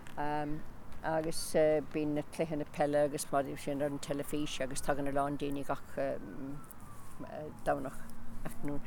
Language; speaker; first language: Irish; non-native, local second language; English